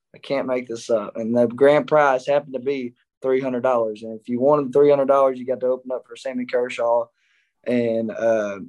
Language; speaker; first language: English; native; English